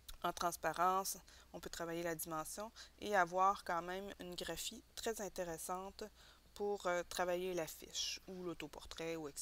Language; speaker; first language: French; native; French